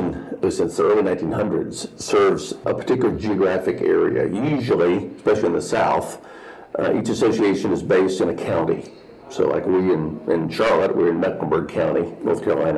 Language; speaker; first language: English; native; English